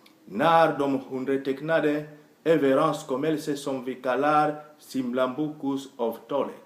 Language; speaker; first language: Swedish; non-native, fluent; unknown